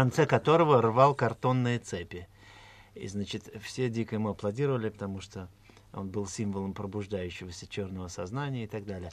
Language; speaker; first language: Russian; native; Russian